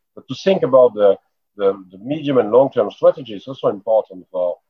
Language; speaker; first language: English; non-native, fluent; French